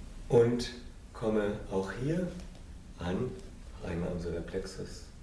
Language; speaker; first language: German; non-native, fluent; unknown